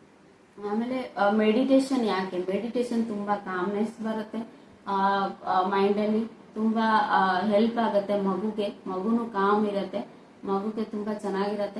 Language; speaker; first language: Kannada; non-native, local second language; Odia